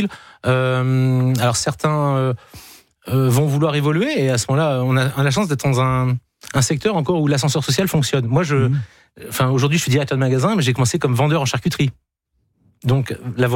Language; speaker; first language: French; native; French